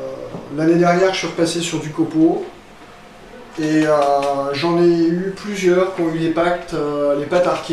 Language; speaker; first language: French; native; French